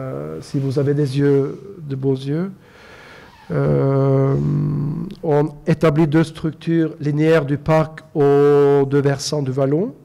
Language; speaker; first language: French; non-native, fluent; Norwegian